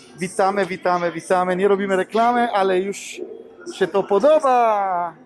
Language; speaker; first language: Polish; non-native, learner; Italian